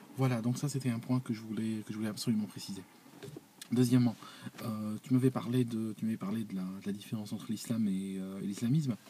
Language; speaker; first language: French; non-native, local second language; Arabic